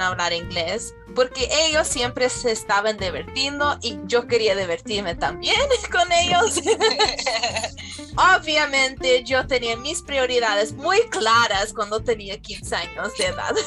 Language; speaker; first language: Spanish; non-native, fluent; English